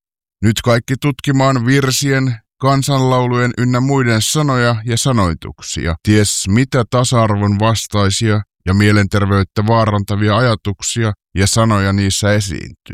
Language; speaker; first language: Finnish; native; Finnish